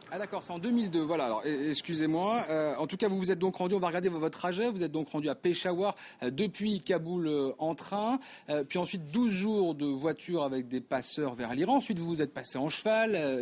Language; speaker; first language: French; native; French